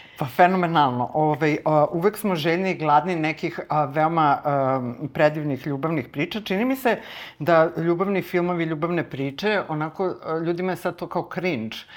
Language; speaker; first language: Serbian; native; Serbian